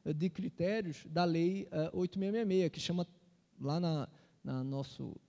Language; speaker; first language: Portuguese; native; Portuguese